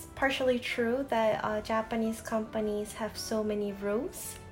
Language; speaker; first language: English; non-native, fluent; Japanese